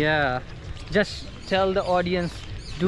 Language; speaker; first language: English; non-native, learner; Hindi